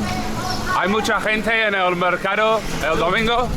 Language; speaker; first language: Spanish; non-native, learner; English